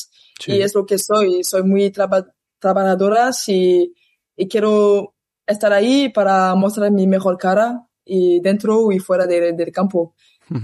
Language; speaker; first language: Spanish; non-native, learner; French